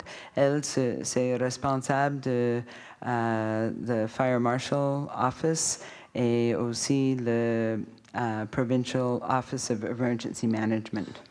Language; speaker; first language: French; non-native, learner; English